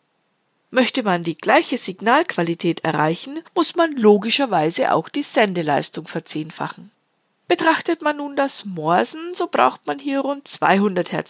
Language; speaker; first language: German; native; German